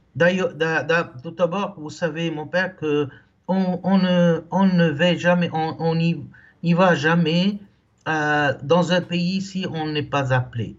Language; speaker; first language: French; non-native, local second language; Arabic